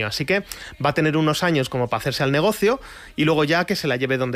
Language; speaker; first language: Spanish; native; Spanish